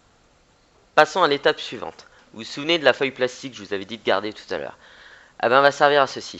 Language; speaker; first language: French; native; French